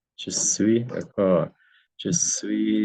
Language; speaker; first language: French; non-native, fluent; Thai